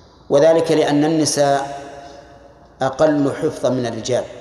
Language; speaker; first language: Arabic; native; Arabic